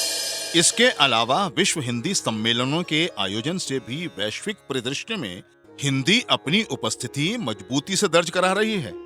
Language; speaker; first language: Hindi; native; Hindi